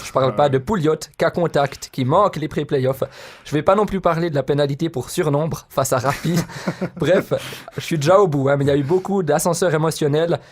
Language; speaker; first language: French; native; French